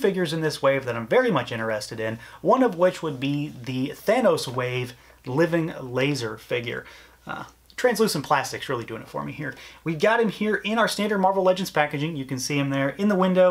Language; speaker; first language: English; native; English